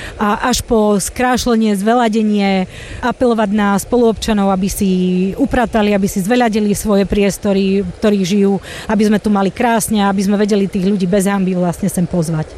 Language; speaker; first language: Slovak; native; Slovak